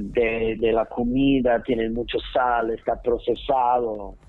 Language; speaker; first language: Spanish; non-native, learner; English